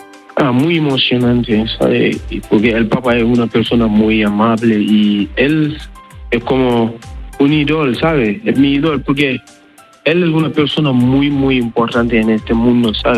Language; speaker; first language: Spanish; non-native, learner; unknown